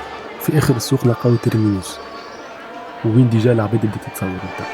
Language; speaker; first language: Arabic; native; Arabic